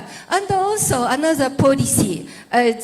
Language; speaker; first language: English; non-native, learner; Japanese